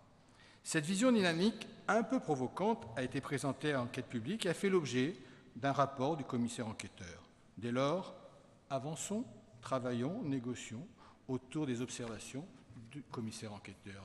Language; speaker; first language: French; native; French